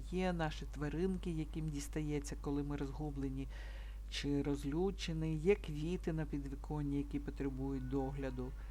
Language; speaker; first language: Ukrainian; non-native, local second language; Russian